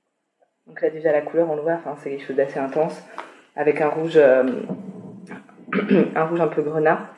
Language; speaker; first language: French; native; French